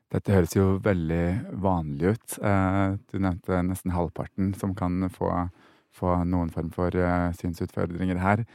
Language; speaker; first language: Norwegian; native; Norwegian